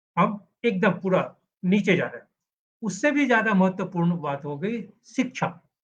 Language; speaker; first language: Hindi; native; Hindi